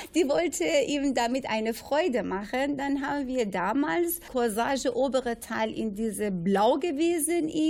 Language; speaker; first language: German; non-native, fluent; Persian